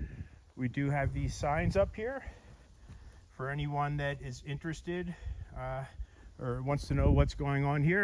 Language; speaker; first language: English; native; English